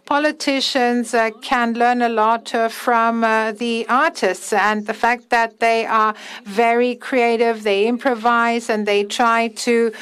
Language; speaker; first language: English; non-native, fluent; German